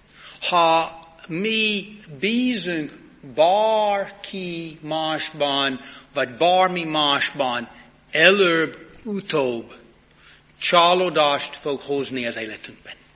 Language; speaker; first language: Hungarian; non-native, learner; English